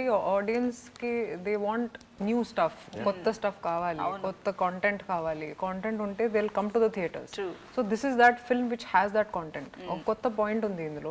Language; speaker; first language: Telugu; non-native, fluent; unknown